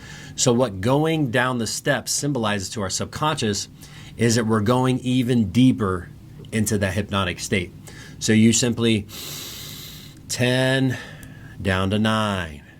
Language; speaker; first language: English; native; English